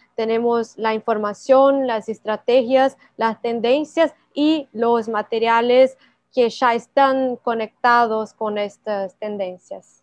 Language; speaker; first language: Spanish; non-native, learner; Portuguese